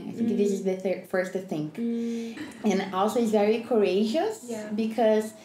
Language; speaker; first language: English; non-native, learner; Portuguese